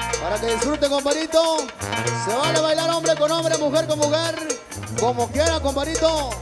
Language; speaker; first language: Spanish; native; Spanish